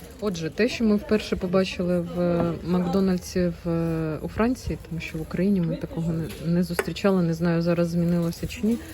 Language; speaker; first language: Ukrainian; non-native, local second language; Russian